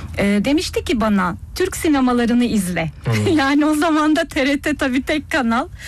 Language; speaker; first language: Turkish; early bilingual, heritage; Turkish